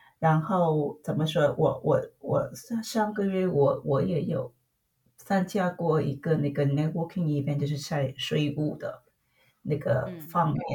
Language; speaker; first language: Chinese; non-native, fluent; Vietnamese